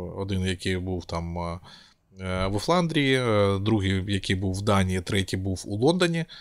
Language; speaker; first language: Ukrainian; non-native, local second language; Russian